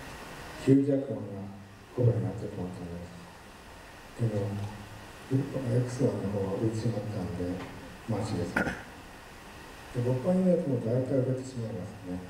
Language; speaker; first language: Japanese; native; Japanese